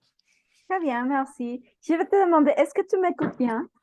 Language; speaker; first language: French; non-native, fluent; Spanish